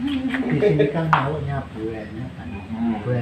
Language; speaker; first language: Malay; non-native, local second language; Javanese